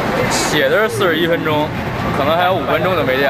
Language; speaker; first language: Chinese; native; Chinese